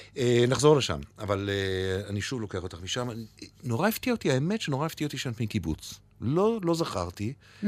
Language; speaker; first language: Hebrew; native; Hebrew